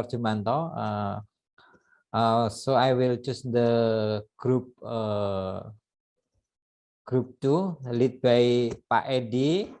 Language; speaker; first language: English; non-native, fluent; Indonesian